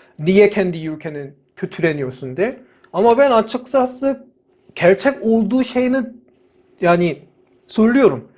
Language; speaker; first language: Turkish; non-native, fluent; Korean